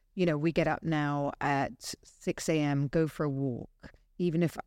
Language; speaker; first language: English; native; English